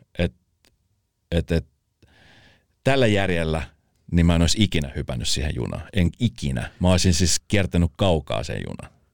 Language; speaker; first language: Finnish; early bilingual, other home language; Spanish